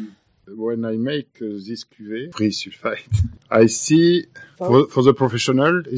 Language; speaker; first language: English; non-native, learner; French